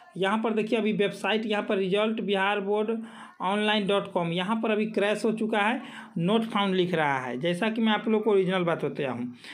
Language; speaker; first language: Hindi; native; Hindi